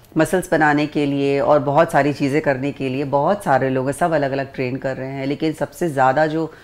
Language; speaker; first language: Hindi; native; Hindi